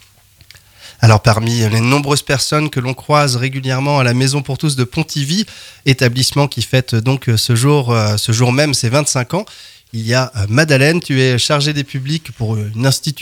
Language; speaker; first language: French; native; French